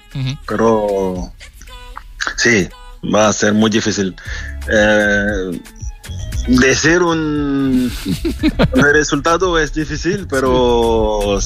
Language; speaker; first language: Spanish; non-native, fluent; French